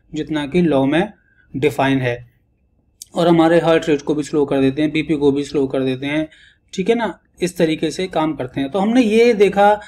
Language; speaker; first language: Hindi; native; Hindi